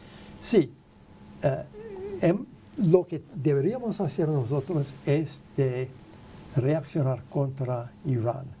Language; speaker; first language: Spanish; non-native, fluent; English